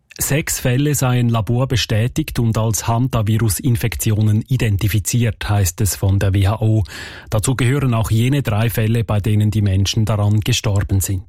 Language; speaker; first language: German; native; German